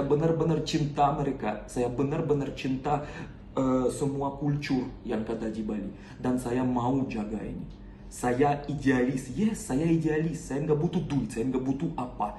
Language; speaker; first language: Indonesian; non-native, learner; Russian